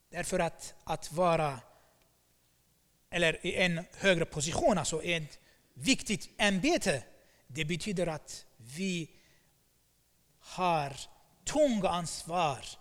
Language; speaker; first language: Swedish; non-native, fluent; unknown